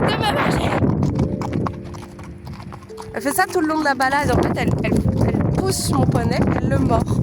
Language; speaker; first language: French; native; French